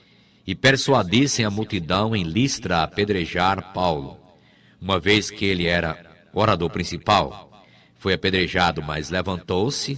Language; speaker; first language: Portuguese; native; Portuguese